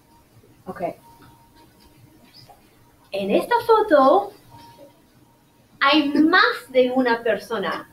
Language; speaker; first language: Spanish; non-native, fluent; English